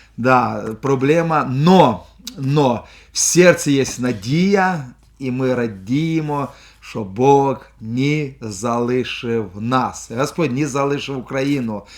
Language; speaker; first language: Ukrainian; non-native, local second language; Russian